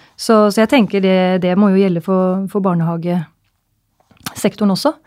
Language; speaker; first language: Norwegian; native; Norwegian